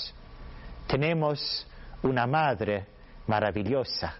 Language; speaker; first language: Spanish; non-native, learner; Swedish